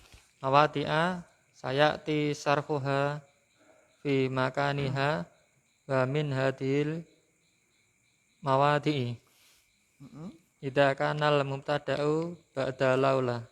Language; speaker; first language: Arabic; non-native, learner; Indonesian